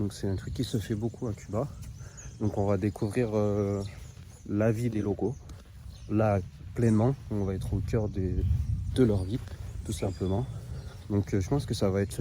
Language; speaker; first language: French; native; French